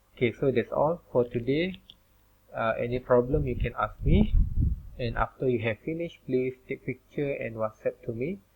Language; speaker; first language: English; non-native, local second language; Malay